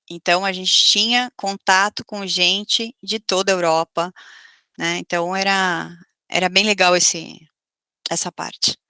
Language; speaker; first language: Portuguese; native; Portuguese